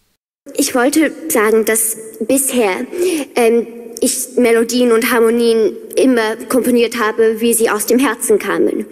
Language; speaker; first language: German; non-native, fluent; English